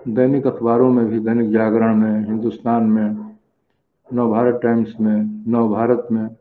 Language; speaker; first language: Hindi; native; Hindi